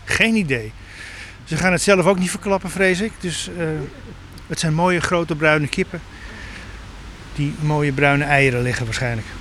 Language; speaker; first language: Dutch; native; Dutch